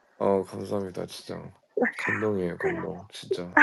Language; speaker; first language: Korean; early bilingual, heritage; Korean